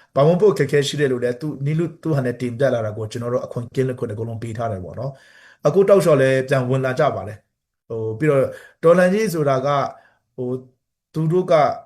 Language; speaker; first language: Burmese; non-native, local second language; Hakha Chin